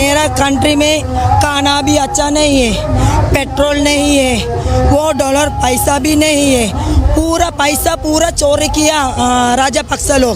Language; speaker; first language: Hindi; non-native, learner; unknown